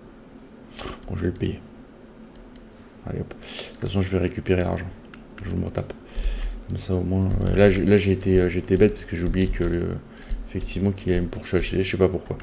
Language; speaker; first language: French; native; French